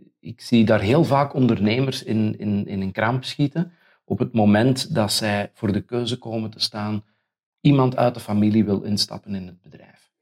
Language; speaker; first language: Dutch; native; Dutch